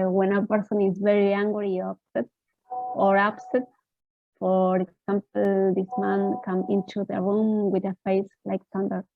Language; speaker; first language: English; non-native, learner; Spanish